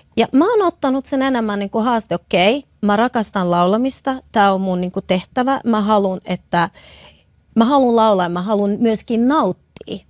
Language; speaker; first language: Finnish; non-native, local second language; Swedish